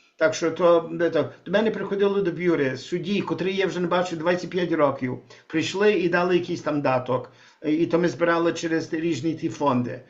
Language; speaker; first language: Ukrainian; early bilingual, heritage; Ukrainian